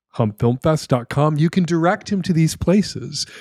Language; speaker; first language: English; native; English